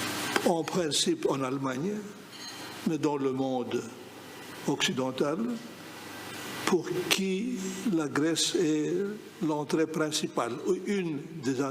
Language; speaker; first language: French; non-native, fluent; Greek